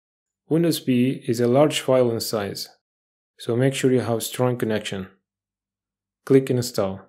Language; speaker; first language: English; non-native, fluent; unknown